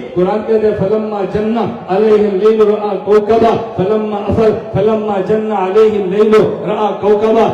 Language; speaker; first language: Urdu; non-native, local second language; Punjabi